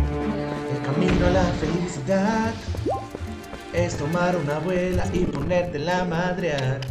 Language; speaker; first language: Spanish; native; Spanish